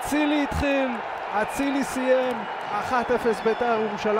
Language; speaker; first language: Hebrew; native; Hebrew